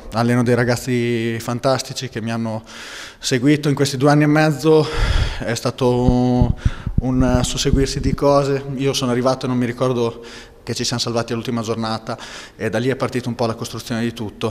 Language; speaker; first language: Italian; native; Italian